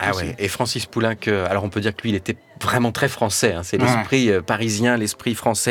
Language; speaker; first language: French; native; French